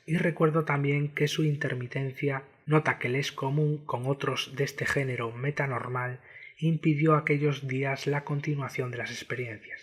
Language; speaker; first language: Spanish; native; Spanish